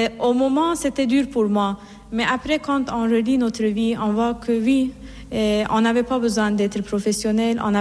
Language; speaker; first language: French; non-native, fluent; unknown